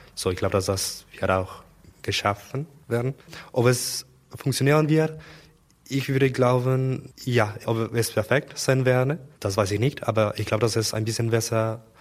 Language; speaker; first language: German; non-native, learner; Spanish